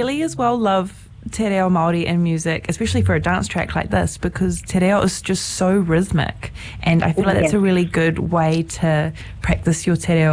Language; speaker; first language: English; native; English